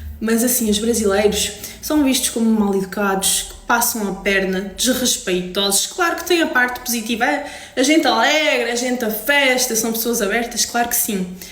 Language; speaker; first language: Portuguese; native; Portuguese